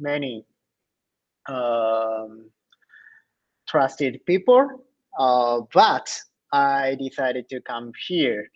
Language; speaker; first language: English; non-native, learner; Japanese